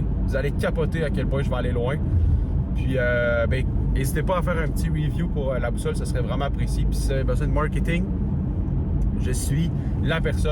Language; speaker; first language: French; native; French